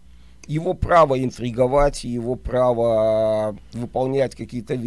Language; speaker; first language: Russian; native; Russian